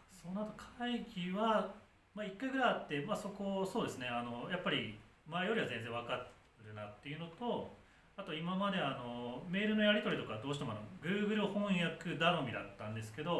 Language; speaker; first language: Japanese; native; Japanese